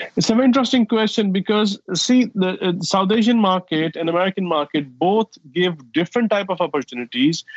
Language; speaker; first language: English; non-native, fluent; Arabic